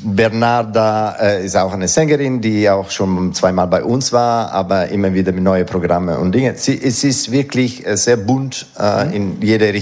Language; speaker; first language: German; non-native, fluent; Italian